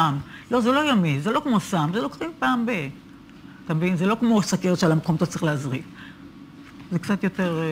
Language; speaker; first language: Hebrew; native; Hebrew